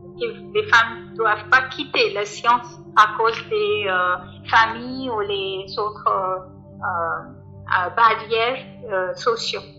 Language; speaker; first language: French; non-native, fluent; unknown